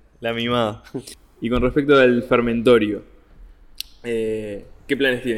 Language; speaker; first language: Spanish; native; Spanish